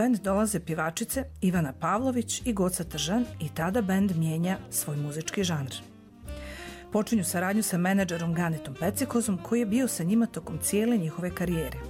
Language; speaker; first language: Croatian; native; Croatian